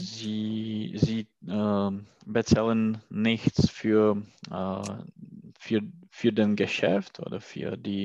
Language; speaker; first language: German; non-native, learner; Czech